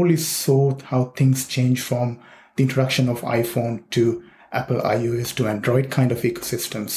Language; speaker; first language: English; non-native, local second language; Sinhala